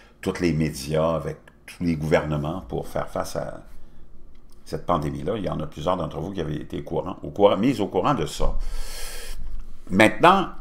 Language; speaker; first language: French; native; French